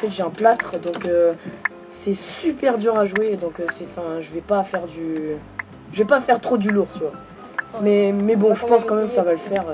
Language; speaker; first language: French; native; French